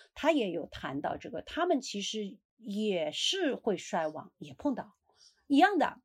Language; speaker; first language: Chinese; native; Chinese